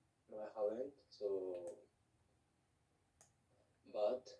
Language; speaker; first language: English; non-native, learner; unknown